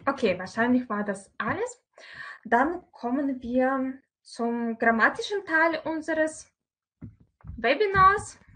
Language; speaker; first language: German; non-native, fluent; Russian